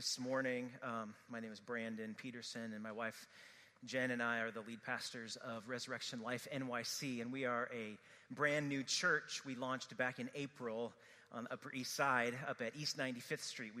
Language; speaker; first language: English; native; English